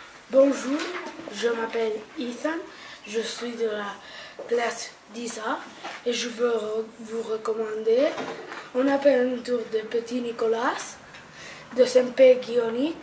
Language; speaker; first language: French; non-native, learner; Catalan